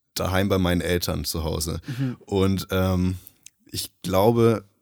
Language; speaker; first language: German; early bilingual, other home language; Nepali